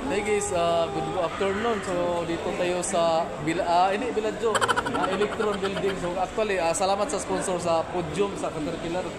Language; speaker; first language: Filipino; non-native, local second language; Cebuano